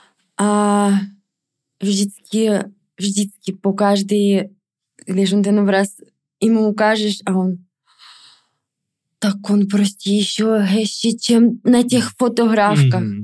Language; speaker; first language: Czech; non-native, fluent; Russian